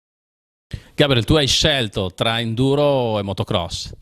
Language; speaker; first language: Italian; native; Italian